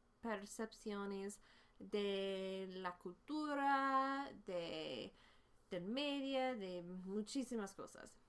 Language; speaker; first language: Spanish; non-native, fluent; English